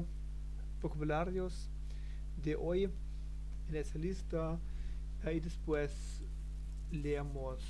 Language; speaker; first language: Spanish; non-native, learner; German